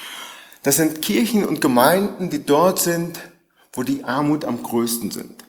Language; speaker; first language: German; native; German